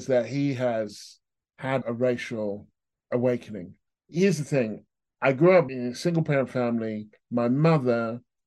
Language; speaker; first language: English; native; English